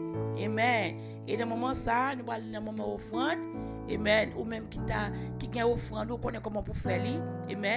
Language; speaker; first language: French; non-native, local second language; Haitian Creole